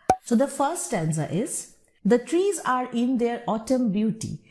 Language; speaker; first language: English; non-native, local second language; Bangla